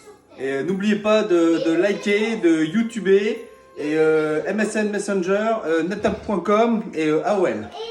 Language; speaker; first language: French; native; French